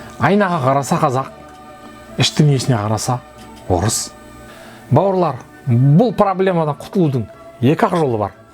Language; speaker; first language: Kazakh; non-native, local second language; Russian